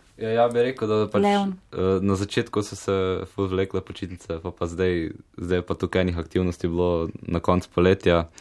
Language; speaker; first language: Slovenian; native; Slovenian